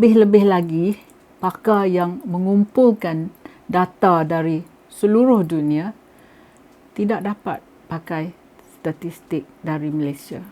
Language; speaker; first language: Malay; native; Malay